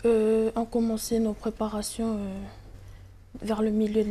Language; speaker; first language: French; non-native, local second language; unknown